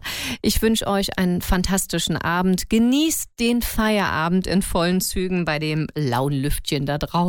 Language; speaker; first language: German; native; German